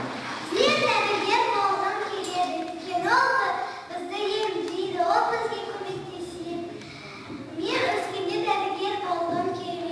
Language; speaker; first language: Kazakh; non-native, local second language; Russian